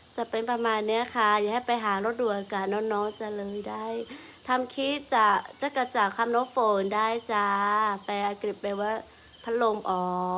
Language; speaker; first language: Thai; non-native, local second language; Lahu